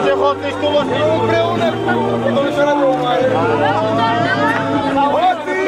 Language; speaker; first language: Romanian; native; Romanian